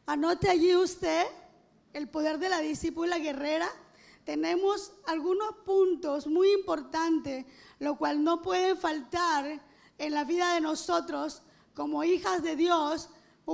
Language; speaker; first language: Spanish; native; Spanish